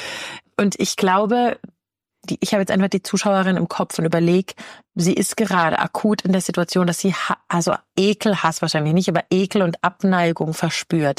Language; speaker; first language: German; native; German